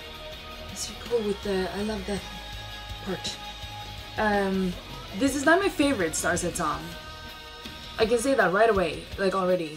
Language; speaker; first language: English; non-native, fluent; Swedish